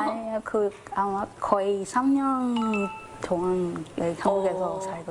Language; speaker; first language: Korean; non-native, learner; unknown